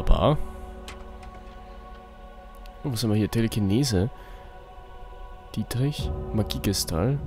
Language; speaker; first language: German; native; German